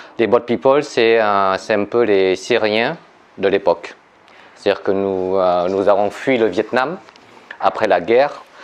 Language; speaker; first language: French; early bilingual, other home language; Vietnamese